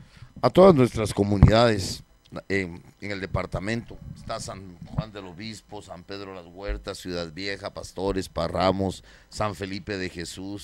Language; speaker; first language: Spanish; native; Spanish